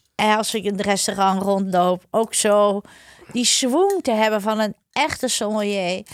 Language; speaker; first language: Dutch; early bilingual, other home language; Indonesian